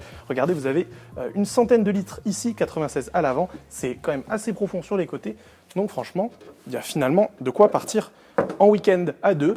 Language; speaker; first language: French; native; French